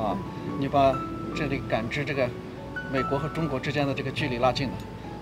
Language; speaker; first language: Chinese; native; Chinese